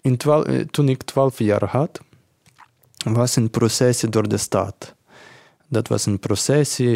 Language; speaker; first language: Dutch; non-native, learner; Ukrainian